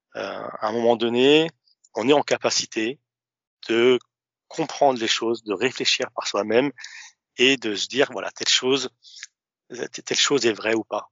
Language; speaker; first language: French; early bilingual, other home language; Arabic